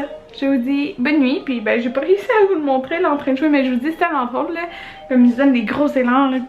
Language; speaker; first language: French; native; French